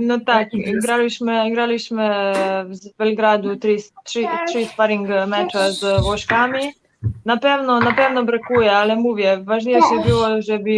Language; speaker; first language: Polish; non-native, learner; Serbian